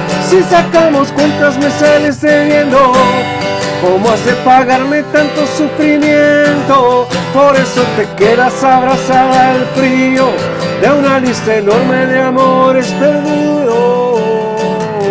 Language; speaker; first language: Spanish; native; Spanish